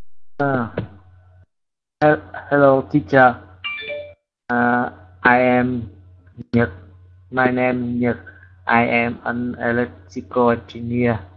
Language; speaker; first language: English; non-native, learner; Vietnamese